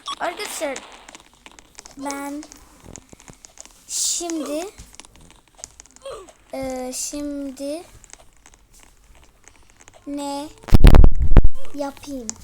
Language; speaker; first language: Turkish; early bilingual, heritage; Turkish